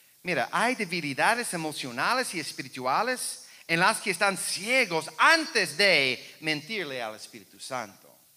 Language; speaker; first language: Spanish; non-native, fluent; English